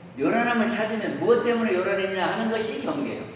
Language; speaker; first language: Korean; native; Korean